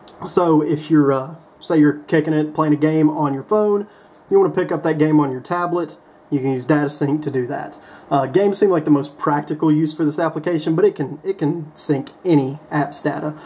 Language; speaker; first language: English; native; English